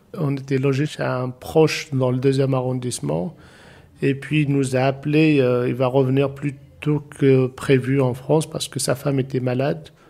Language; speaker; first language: French; non-native, local second language; Arabic